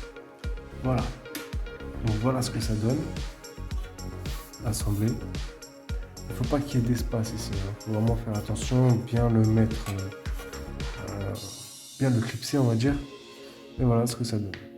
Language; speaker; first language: French; native; French